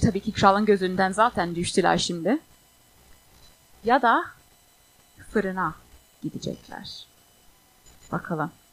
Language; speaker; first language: Turkish; non-native, fluent; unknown